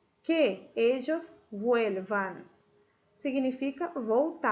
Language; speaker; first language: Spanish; non-native, fluent; Portuguese